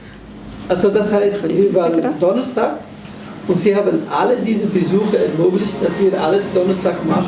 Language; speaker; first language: German; non-native, fluent; Somali